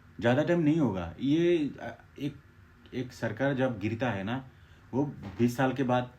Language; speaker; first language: Hindi; non-native, fluent; Bangla